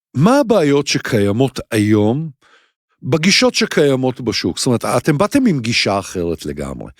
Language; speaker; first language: Hebrew; native; Hebrew